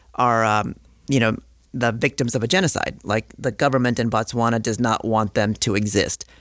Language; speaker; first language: English; native; English